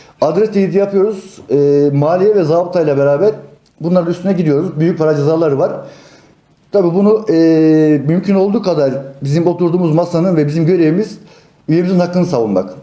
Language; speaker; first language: Turkish; native; Turkish